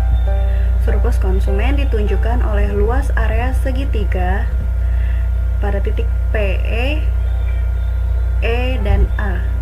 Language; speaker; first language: Indonesian; native; Indonesian